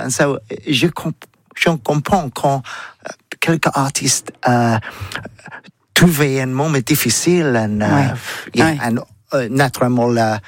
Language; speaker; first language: French; non-native, learner; English